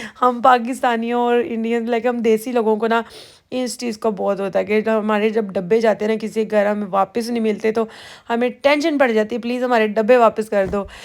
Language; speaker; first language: Urdu; native; Urdu